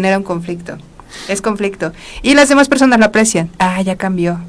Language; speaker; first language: Spanish; native; Spanish